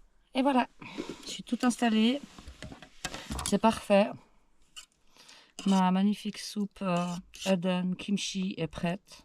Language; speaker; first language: French; native; French